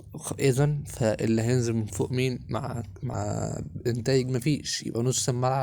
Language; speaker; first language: Arabic; native; Arabic